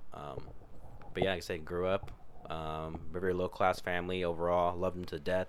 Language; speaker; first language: English; native; English